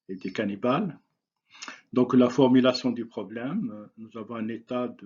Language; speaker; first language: French; non-native, local second language; Arabic